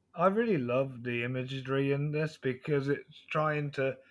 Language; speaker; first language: English; native; English